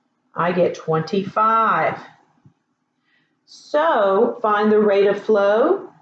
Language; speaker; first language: English; native; English